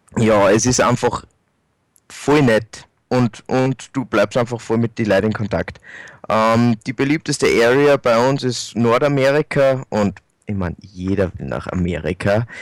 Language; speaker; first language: German; native; German